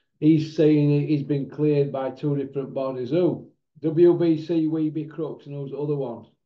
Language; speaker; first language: English; native; English